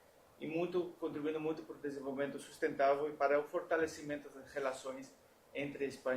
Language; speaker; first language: Portuguese; non-native, fluent; Spanish